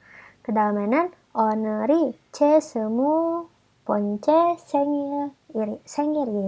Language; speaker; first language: Korean; non-native, fluent; Indonesian